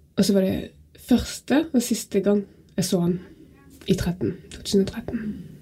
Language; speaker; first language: Norwegian; non-native, fluent; French